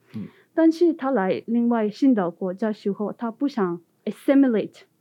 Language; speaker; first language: Chinese; non-native, learner; Tibetan